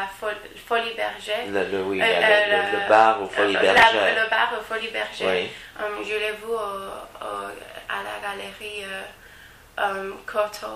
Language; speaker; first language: French; non-native, learner; Spanish